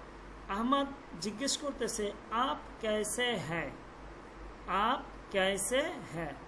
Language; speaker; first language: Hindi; non-native, fluent; Bangla